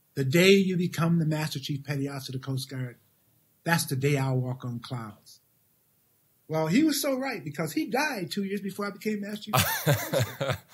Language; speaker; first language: English; native; English